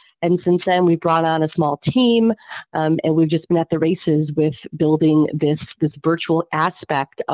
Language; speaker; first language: English; native; English